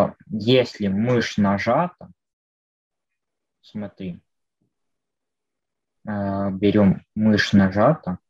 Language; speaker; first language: Russian; native; Russian